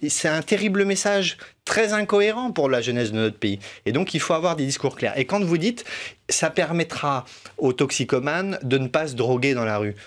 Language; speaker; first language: French; native; French